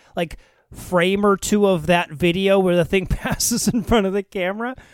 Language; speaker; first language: English; native; English